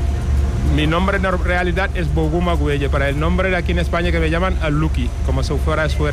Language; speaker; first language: Spanish; non-native, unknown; Wolof